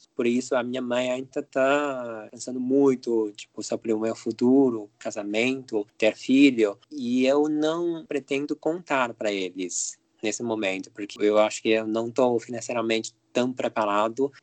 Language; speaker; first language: Portuguese; non-native, fluent; Chinese